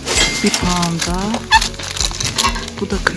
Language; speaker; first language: Turkish; native; Turkish